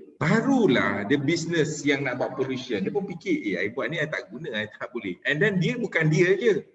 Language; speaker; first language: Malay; native; Malay